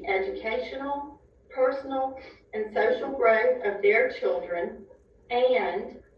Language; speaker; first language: English; native; English